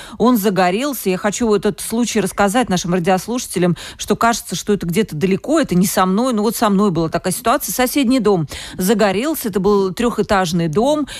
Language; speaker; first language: Russian; native; Russian